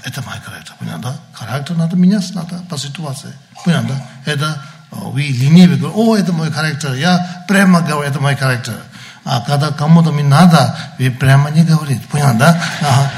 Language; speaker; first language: Russian; non-native, learner; Tibetan